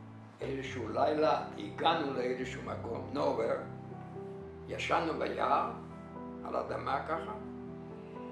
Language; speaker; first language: Hebrew; non-native, fluent; Yiddish